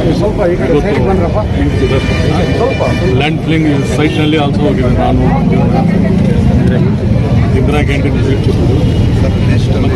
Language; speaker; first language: Kannada; non-native, local second language; Urdu